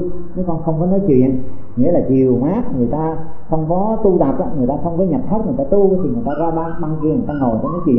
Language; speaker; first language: Vietnamese; native; Vietnamese